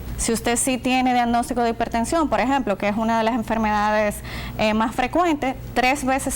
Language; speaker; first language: Spanish; native; Spanish